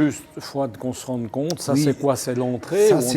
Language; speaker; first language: French; native; French